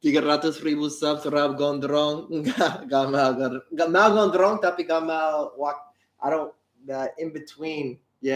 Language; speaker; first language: Indonesian; non-native, learner; English